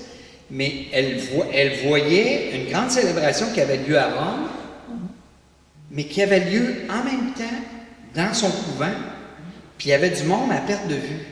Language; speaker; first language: French; native; French